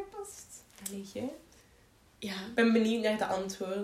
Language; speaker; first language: Dutch; native; Dutch